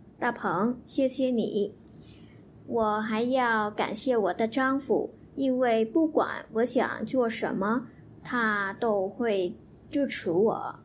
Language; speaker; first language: Chinese; non-native, learner; Vietnamese